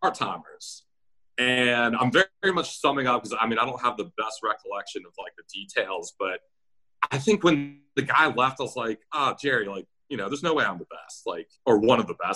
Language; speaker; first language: English; native; English